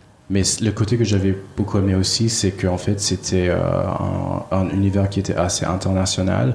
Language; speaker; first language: French; non-native, fluent; Cantonese